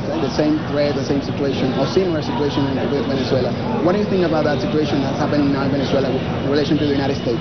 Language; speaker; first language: English; non-native, fluent; Spanish